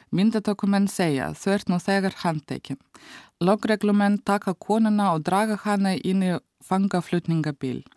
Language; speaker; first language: Icelandic; non-native, fluent; Russian